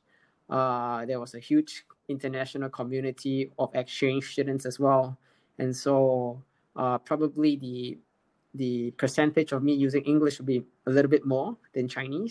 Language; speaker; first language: English; native; English